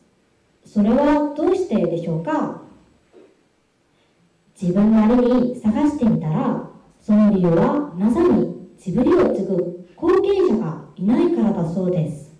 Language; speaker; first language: Japanese; non-native, fluent; Korean